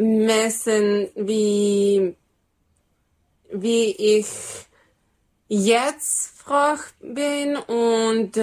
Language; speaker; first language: German; non-native, learner; Serbian